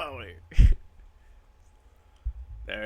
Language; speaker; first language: English; native; English